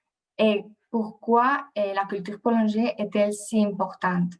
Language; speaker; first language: French; non-native, fluent; Spanish